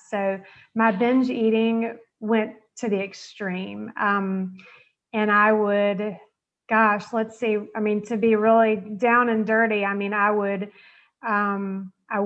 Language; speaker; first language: English; native; English